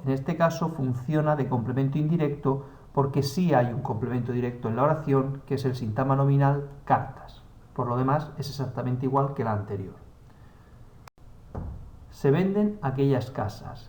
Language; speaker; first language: Spanish; native; Spanish